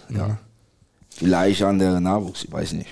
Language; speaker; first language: German; non-native, fluent; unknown